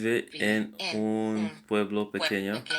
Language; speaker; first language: Spanish; non-native, learner; English